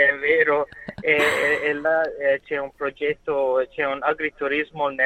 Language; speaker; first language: Italian; non-native, learner; English